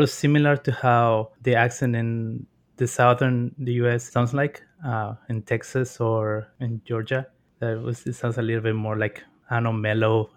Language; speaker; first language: English; non-native, fluent; Spanish